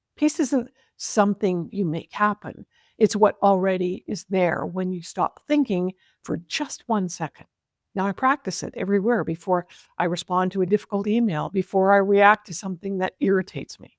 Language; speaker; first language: English; native; English